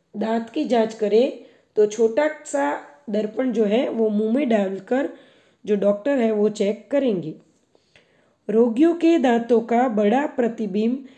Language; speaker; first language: Hindi; non-native, local second language; Gujarati